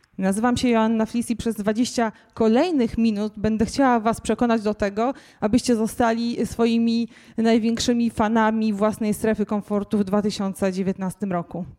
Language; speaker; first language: Polish; native; Polish